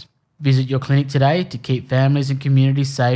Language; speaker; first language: English; native; English